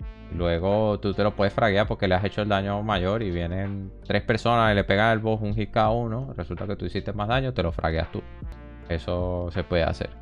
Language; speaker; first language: Spanish; native; Spanish